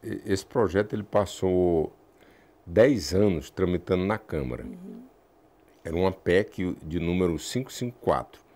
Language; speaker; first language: Portuguese; native; Portuguese